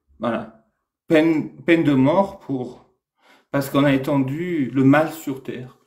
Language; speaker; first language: French; non-native, fluent; Persian